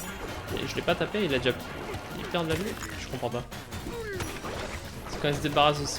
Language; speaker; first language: French; native; French